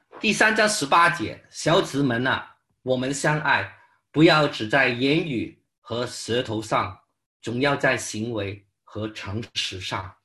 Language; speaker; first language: Chinese; non-native, local second language; Cantonese